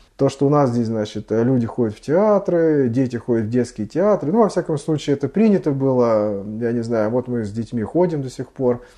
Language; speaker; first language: Russian; native; Russian